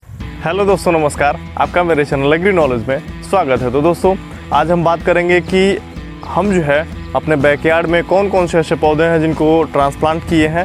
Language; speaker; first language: Hindi; native; Hindi